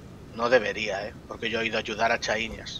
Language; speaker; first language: Spanish; native; Spanish